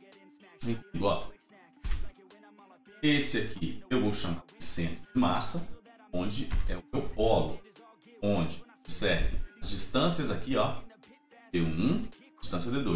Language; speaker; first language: Portuguese; native; Portuguese